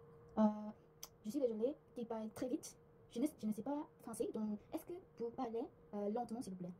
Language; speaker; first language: French; non-native, learner; Korean